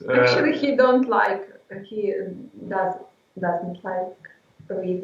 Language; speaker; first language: English; non-native, learner; Ukrainian